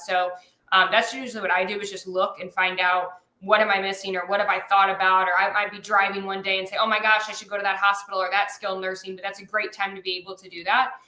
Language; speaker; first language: English; native; English